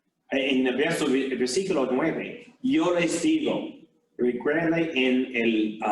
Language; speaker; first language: Spanish; non-native, fluent; English